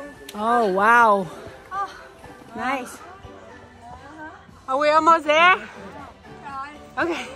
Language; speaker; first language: English; non-native, learner; Vietnamese